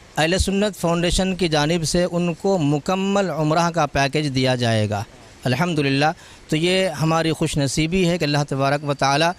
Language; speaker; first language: Urdu; native; Urdu